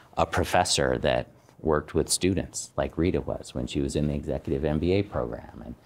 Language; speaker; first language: English; native; English